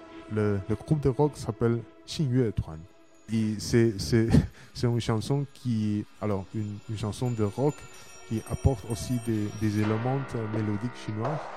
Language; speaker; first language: French; non-native, fluent; Chinese